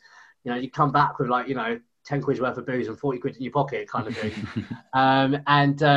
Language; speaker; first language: English; native; English